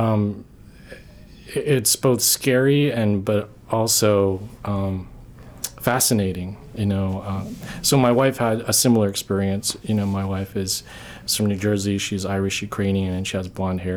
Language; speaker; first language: English; early bilingual, other home language; Korean